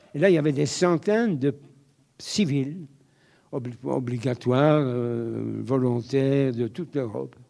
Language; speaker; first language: French; native; French